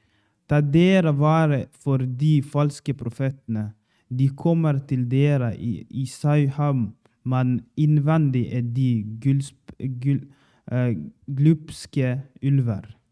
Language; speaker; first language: Norwegian; non-native, learner; Swahili